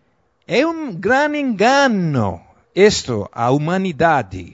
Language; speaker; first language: Portuguese; non-native, fluent; Spanish